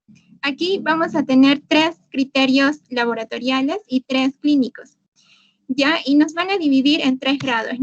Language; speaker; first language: Spanish; native; Spanish